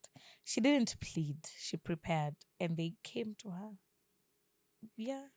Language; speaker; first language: English; non-native, local second language; Swahili